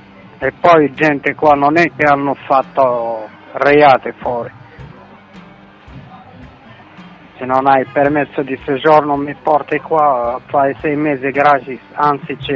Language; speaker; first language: Italian; non-native, fluent; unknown